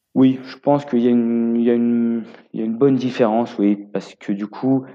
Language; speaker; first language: French; native; French